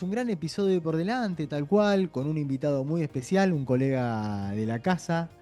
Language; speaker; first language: Spanish; native; Spanish